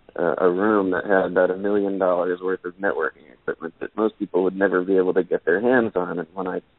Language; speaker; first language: English; native; English